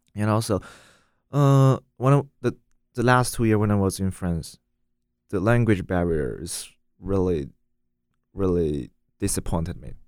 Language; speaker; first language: English; non-native, learner; Chinese